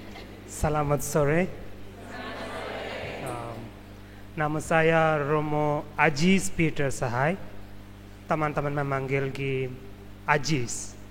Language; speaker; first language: Indonesian; non-native, learner; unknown